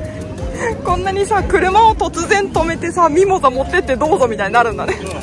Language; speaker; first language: Japanese; native; Japanese